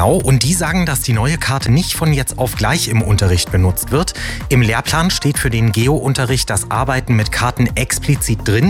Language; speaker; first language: German; native; German